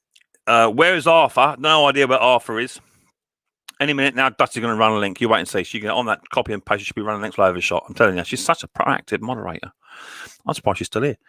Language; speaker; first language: English; native; English